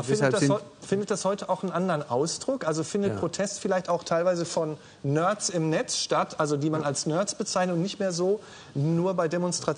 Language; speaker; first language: German; native; German